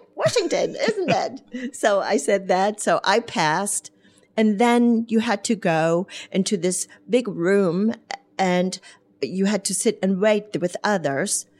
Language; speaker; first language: English; non-native, fluent; German